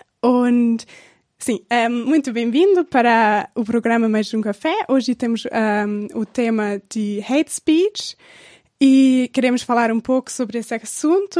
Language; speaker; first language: Portuguese; non-native, fluent; German